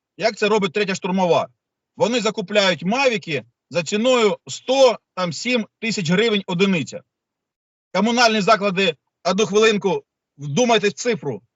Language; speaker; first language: Ukrainian; native; Ukrainian